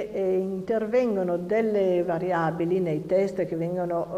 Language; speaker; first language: Italian; native; Italian